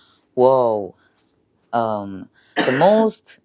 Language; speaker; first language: English; non-native, learner; Chinese